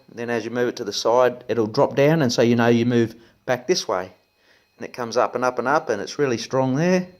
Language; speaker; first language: English; native; English